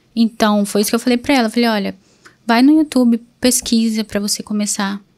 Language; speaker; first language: Portuguese; native; Portuguese